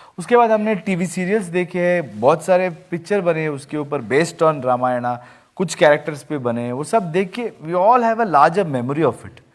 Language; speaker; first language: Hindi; non-native, local second language; Kannada